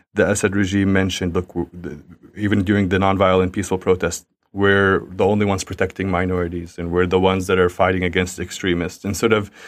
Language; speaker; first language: English; early bilingual, other home language; Arabic